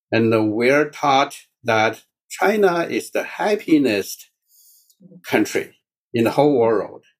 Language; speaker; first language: English; non-native, learner; Chinese